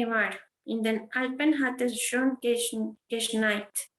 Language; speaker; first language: German; non-native, fluent; Spanish